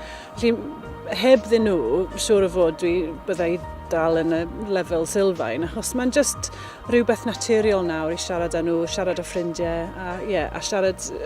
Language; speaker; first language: Welsh; non-native, fluent; English